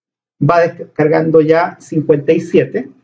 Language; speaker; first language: Spanish; native; Spanish